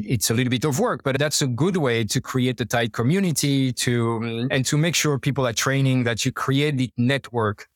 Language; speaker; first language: English; non-native, fluent; French